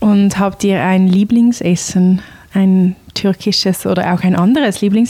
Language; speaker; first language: German; native; German